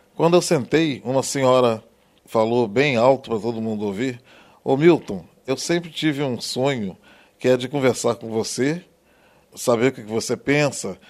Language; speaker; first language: Portuguese; native; Portuguese